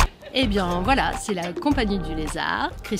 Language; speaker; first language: French; native; French